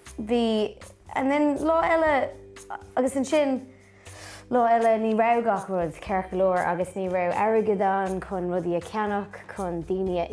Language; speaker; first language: Irish; non-native, local second language; English